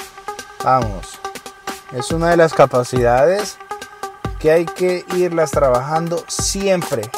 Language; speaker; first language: Spanish; native; Spanish